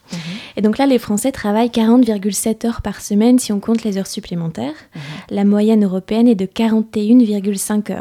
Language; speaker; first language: French; native; French